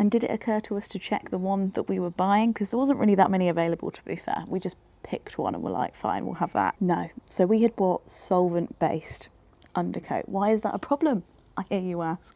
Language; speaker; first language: English; native; English